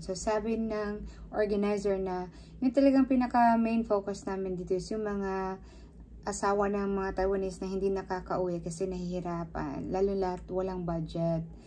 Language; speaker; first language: Filipino; non-native, local second language; Cebuano